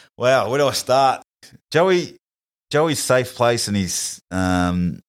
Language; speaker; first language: English; native; English